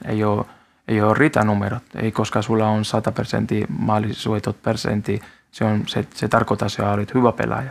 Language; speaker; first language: Finnish; non-native, learner; Spanish